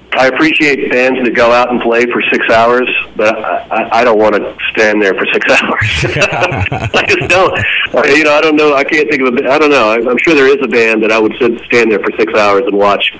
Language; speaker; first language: English; native; English